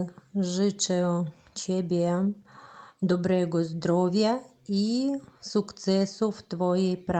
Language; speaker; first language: Polish; non-native, learner; Russian